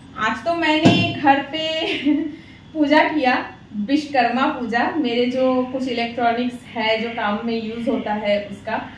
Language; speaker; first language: Hindi; native; Hindi